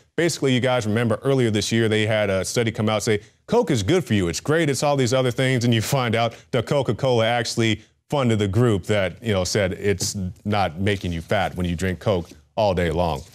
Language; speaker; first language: English; native; English